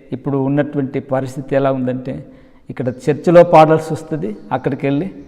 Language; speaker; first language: Telugu; non-native, local second language; Koya